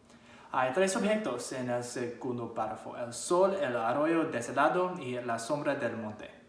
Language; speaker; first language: Spanish; non-native, learner; English